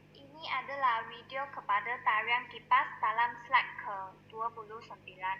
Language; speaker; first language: Malay; non-native, local second language; Chinese